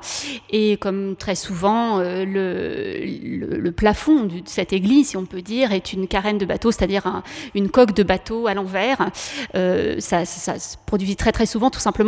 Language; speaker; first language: French; native; French